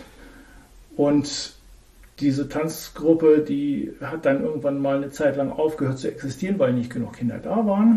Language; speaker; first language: German; native; German